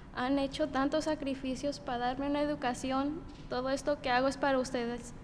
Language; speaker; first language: Spanish; early bilingual, other home language; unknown